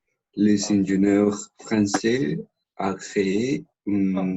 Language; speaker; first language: French; non-native, learner; Spanish